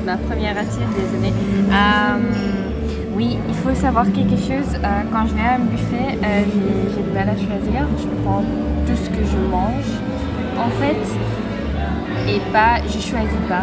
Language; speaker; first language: French; non-native, fluent; Dutch